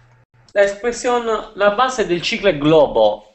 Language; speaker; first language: Spanish; non-native, learner; Italian